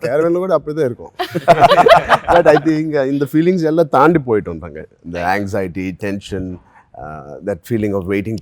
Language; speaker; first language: Tamil; non-native, fluent; Telugu